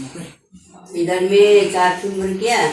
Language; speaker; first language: Hindi; non-native, local second language; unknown